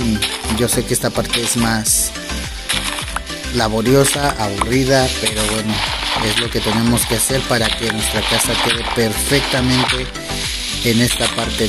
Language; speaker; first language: Spanish; native; Spanish